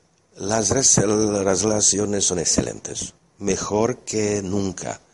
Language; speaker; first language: Spanish; non-native, fluent; Slovak